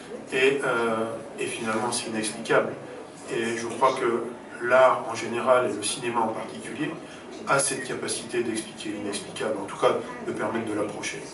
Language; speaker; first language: French; native; French